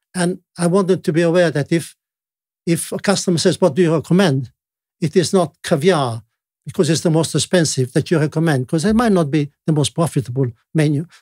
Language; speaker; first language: English; non-native, fluent; Italian